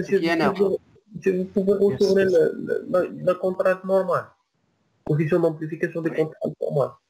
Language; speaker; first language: French; non-native, local second language; Arabic